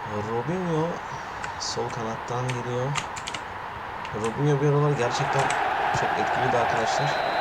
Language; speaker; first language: Turkish; native; Turkish